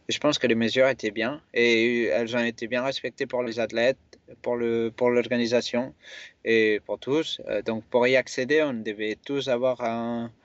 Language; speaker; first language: French; non-native, fluent; Spanish